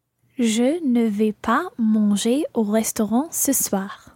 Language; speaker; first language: French; non-native, learner; English